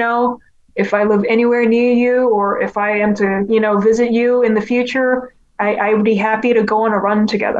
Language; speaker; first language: English; non-native, local second language; Cantonese